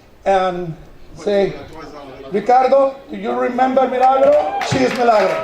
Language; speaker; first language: English; non-native, learner; Spanish